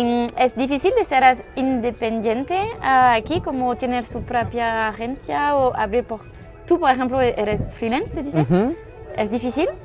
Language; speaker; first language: Spanish; non-native, learner; French